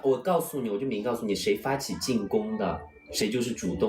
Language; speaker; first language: Chinese; native; Chinese